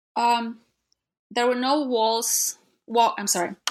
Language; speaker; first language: English; non-native, fluent; Polish